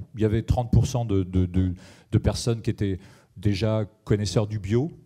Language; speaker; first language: French; native; French